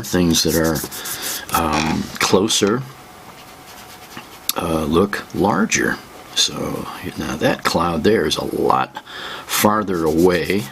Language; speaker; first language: English; native; English